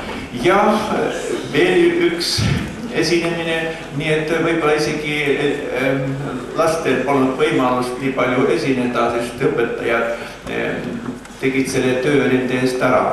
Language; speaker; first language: Estonian; native; Estonian